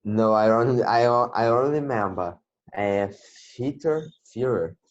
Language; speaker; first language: English; non-native, learner; Portuguese